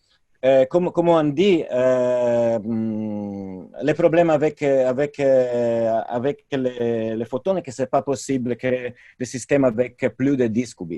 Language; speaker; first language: French; non-native, fluent; Italian